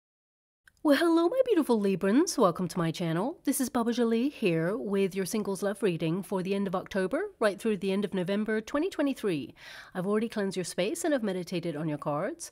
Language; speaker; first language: English; native; English